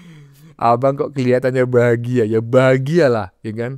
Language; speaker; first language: Indonesian; native; Indonesian